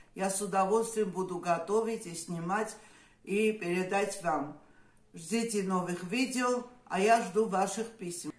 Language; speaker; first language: Russian; non-native, fluent; Armenian